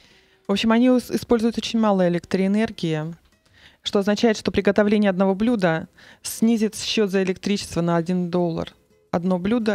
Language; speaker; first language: Russian; native; Russian